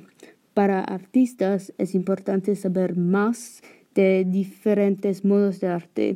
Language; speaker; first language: Spanish; non-native, learner; English